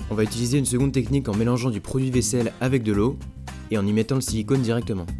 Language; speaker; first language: French; native; French